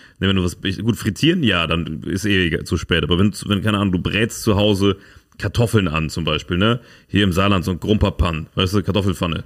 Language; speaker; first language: German; native; German